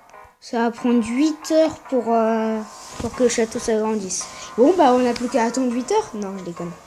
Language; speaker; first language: French; native; French